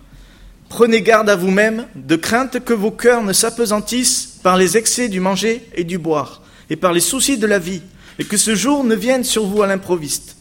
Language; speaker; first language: French; native; French